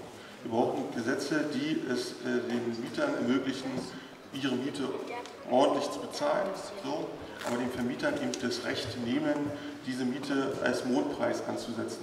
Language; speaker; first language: German; native; German